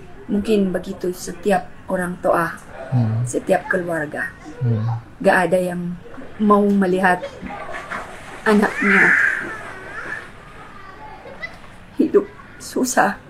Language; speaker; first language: Indonesian; non-native, fluent; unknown